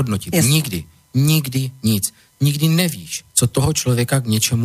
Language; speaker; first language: Czech; native; Czech